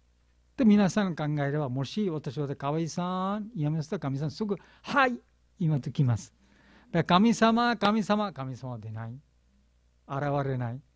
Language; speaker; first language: Japanese; non-native, learner; Bangla